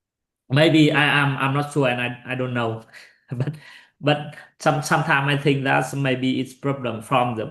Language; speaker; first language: English; non-native, learner; Vietnamese